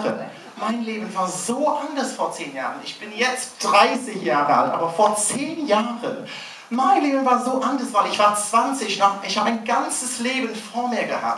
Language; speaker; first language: German; non-native, learner; English